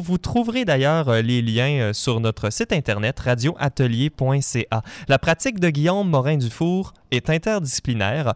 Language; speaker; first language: French; native; French